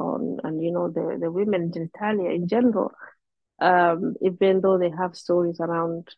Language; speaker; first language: English; non-native, local second language; Somali